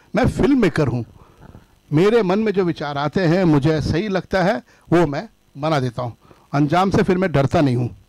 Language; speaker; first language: Hindi; native; Hindi